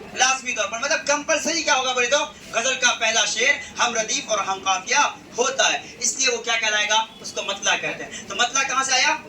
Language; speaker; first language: Urdu; native; Urdu